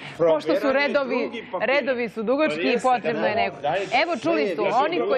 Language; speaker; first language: Serbian; native; Serbian